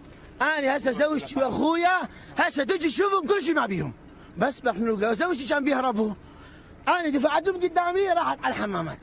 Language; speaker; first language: Arabic; native; Arabic